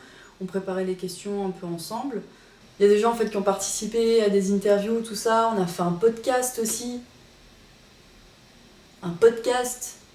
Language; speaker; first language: French; native; French